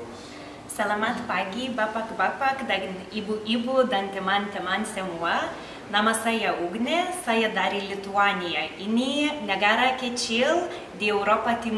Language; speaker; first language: Indonesian; non-native, learner; Lithuanian